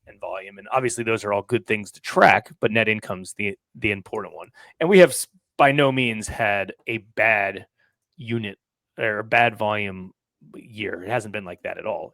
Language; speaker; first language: English; native; English